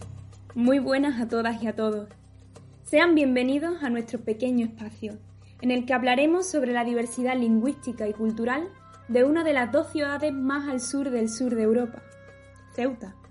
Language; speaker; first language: Spanish; native; Spanish